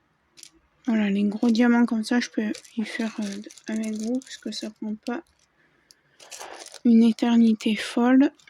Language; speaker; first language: French; native; French